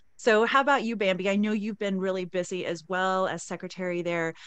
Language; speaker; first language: English; native; English